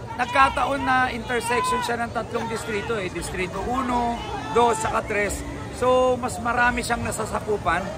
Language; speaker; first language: Filipino; native; Filipino